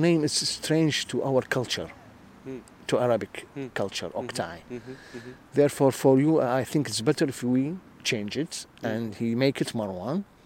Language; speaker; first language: English; non-native, learner; Arabic